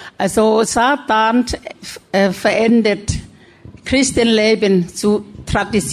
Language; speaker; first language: German; non-native, learner; Thai